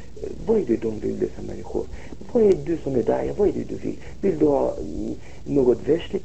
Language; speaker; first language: Swedish; non-native, fluent; Arabic